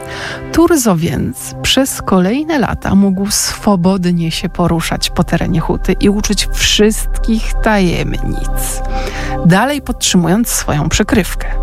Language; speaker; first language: Polish; native; Polish